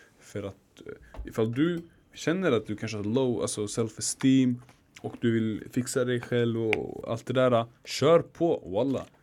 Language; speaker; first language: Swedish; early bilingual, other home language; Arabic